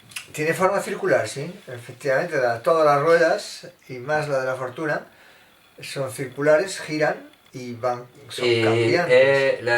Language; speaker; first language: Spanish; native; Spanish